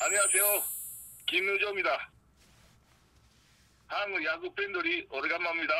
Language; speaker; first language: Korean; non-native, learner; Japanese